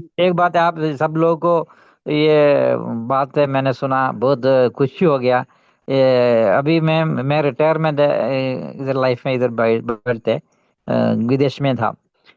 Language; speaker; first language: Hindi; non-native, local second language; Malayalam